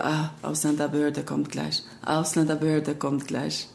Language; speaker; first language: German; non-native, learner; Albanian